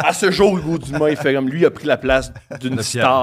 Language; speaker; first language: French; native; French